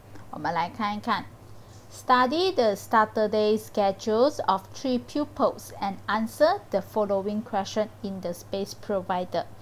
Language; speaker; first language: English; non-native, local second language; Chinese